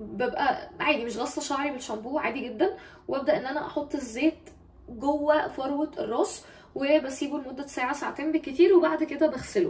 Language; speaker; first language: Arabic; native; Arabic